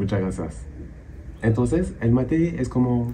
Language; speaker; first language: Spanish; non-native, learner; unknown